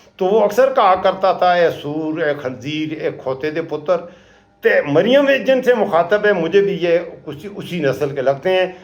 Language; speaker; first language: Urdu; non-native, local second language; Pashto